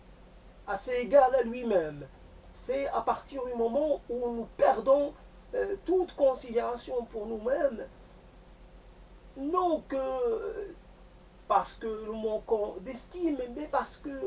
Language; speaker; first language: French; native; French